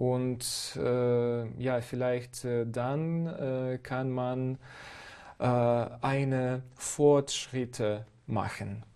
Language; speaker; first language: German; non-native, fluent; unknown